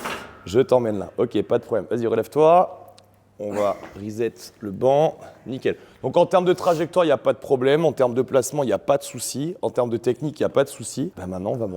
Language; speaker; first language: French; native; French